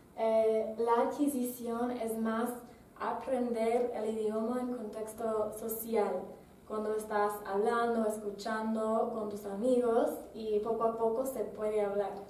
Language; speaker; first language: Spanish; non-native, fluent; English